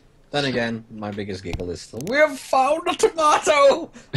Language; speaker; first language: English; native; English